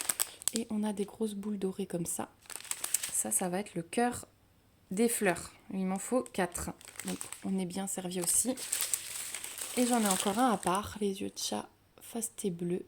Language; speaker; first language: French; native; French